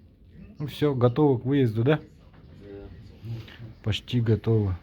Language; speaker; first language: Russian; native; Russian